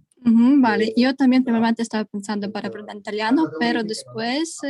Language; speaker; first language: Spanish; non-native, learner; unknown